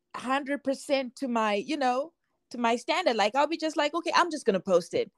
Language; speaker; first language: English; non-native, local second language; Shona